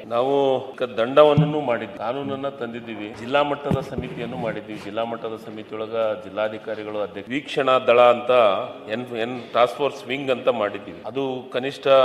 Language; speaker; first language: Kannada; native; Kannada